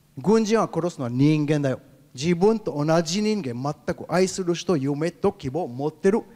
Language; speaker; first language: Japanese; non-native, fluent; Hebrew